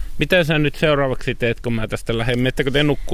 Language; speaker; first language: Finnish; native; Finnish